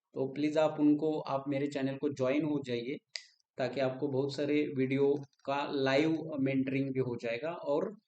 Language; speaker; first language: Hindi; non-native, local second language; Marathi